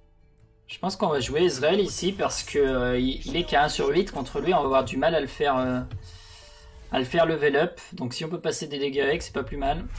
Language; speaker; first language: French; native; French